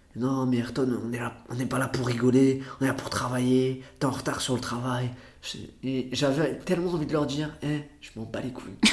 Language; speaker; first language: French; early bilingual, other home language; Portuguese